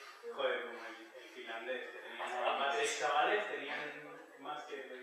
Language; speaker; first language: Spanish; native; Spanish